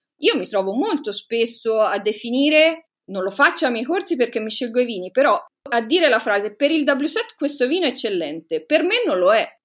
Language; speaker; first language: Italian; native; Italian